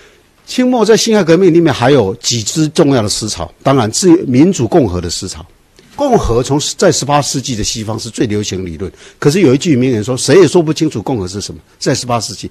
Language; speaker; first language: Chinese; native; Chinese